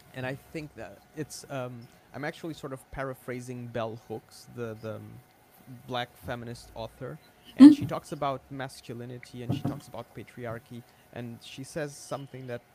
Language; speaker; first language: English; non-native, fluent; Portuguese